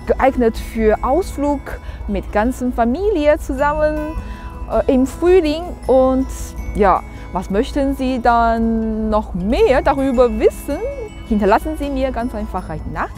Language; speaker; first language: German; non-native, fluent; Chinese